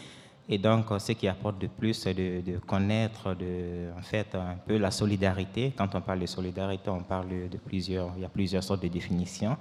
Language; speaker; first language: French; non-native, local second language; Fula